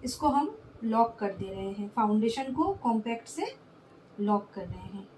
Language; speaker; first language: Hindi; non-native, local second language; Bangla